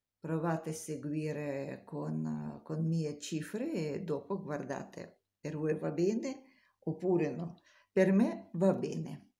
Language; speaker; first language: Italian; non-native, learner; Russian